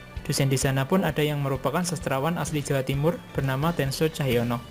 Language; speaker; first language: Indonesian; native; Indonesian